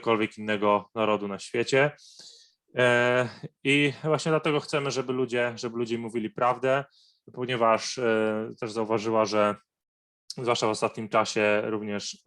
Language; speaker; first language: Polish; non-native, fluent; Arabic